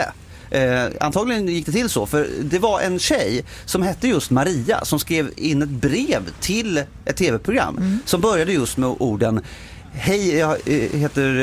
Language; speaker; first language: Swedish; native; Swedish